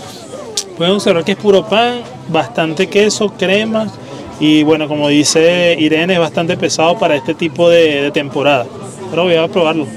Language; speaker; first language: Spanish; native; Spanish